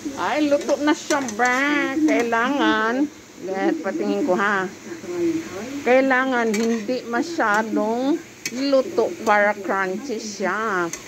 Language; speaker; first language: Filipino; non-native, local second language; Cebuano